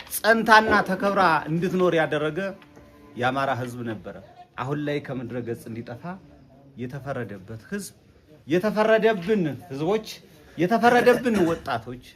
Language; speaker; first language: Amharic; native; Amharic